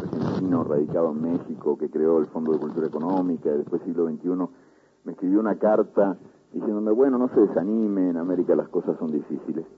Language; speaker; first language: Spanish; native; Spanish